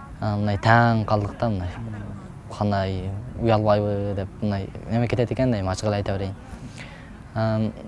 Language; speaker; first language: Kyrgyz; early bilingual, heritage; Kyrgyz